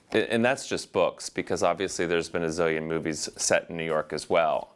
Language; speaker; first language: English; native; English